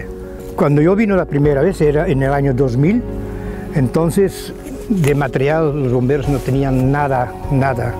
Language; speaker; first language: Spanish; non-native, fluent; Dutch